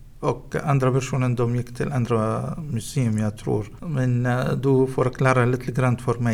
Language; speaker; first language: Swedish; non-native, learner; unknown